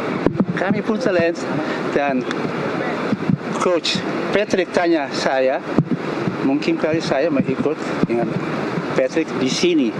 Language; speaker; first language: Indonesian; early bilingual, heritage; Indonesian